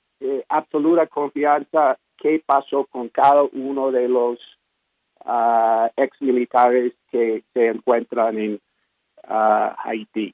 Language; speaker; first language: Spanish; non-native, fluent; English